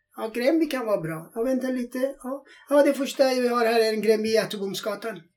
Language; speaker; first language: Swedish; non-native, fluent; Persian